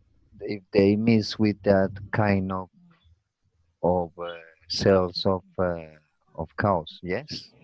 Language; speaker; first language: English; non-native, learner; Spanish